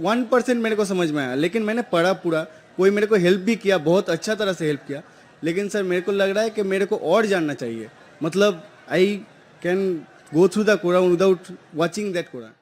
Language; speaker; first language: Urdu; non-native, local second language; Bangla